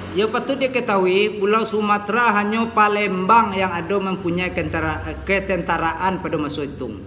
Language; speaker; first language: Malay; non-native, local second language; Minangkabau